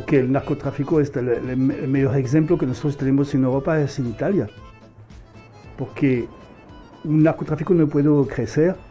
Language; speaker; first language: Spanish; non-native, fluent; French